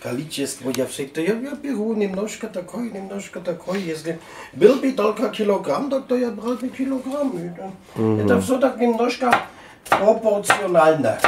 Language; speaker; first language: Russian; non-native, learner; German